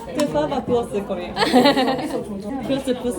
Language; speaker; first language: English; non-native, learner; Japanese